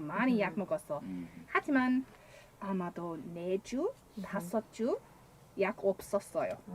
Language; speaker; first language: Korean; non-native, learner; English